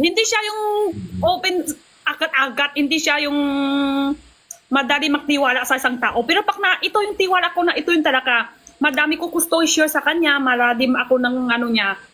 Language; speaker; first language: Filipino; non-native, learner; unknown